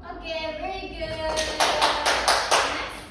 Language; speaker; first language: English; non-native, fluent; Indonesian